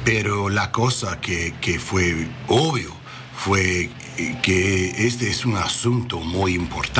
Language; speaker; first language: Spanish; non-native, learner; English